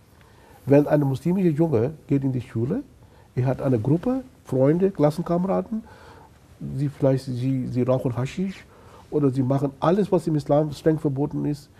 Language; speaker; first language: German; non-native, fluent; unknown